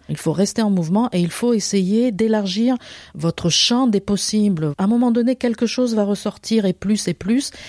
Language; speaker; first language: French; native; French